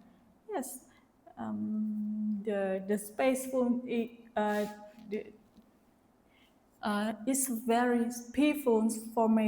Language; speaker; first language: English; non-native, learner; Vietnamese